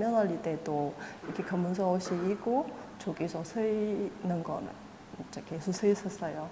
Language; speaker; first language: Korean; non-native, fluent; Chinese